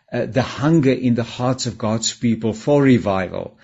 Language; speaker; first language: English; non-native, local second language; Afrikaans